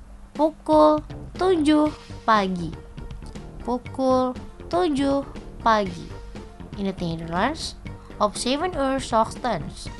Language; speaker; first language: Dutch; non-native, fluent; Indonesian